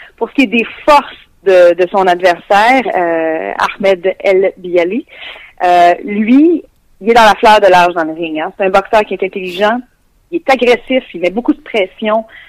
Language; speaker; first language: French; native; French